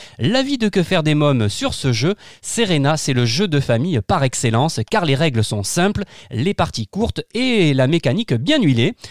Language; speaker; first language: French; native; French